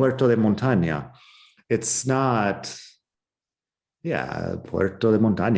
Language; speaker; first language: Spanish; non-native, fluent; English